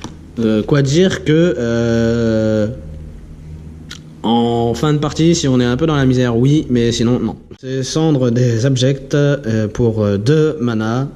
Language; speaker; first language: French; native; French